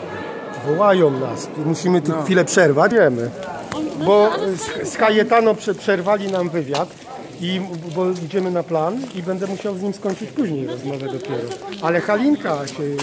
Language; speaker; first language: Polish; native; Polish